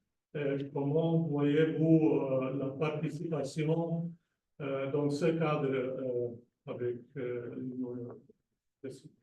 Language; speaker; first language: French; non-native, fluent; Slovenian